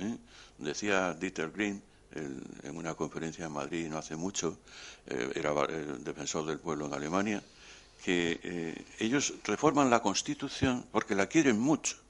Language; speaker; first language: Spanish; native; Spanish